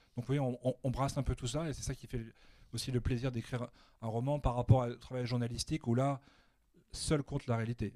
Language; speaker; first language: French; native; French